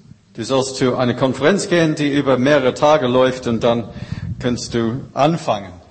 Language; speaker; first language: German; non-native, fluent; English